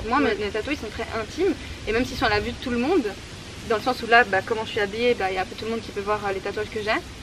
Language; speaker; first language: French; native; French